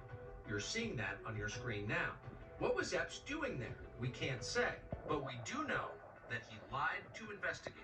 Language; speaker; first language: English; native; English